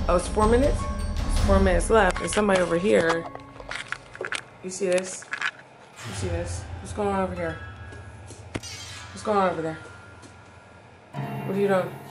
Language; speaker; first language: English; native; English